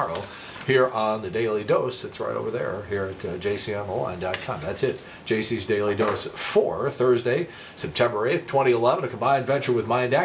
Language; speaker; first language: English; native; English